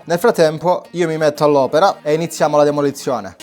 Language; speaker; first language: Italian; native; Italian